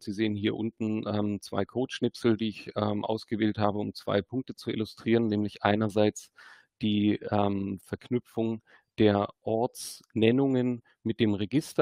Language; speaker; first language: German; native; German